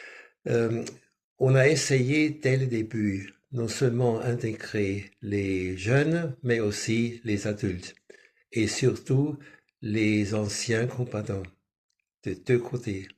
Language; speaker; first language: French; non-native, fluent; German